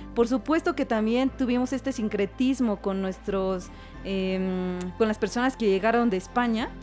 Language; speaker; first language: Spanish; native; Spanish